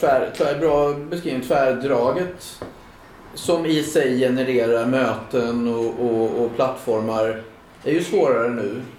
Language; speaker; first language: Swedish; native; Swedish